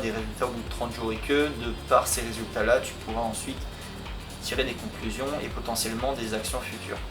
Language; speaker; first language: French; native; French